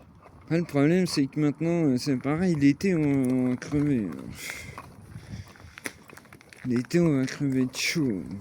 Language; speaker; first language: French; native; French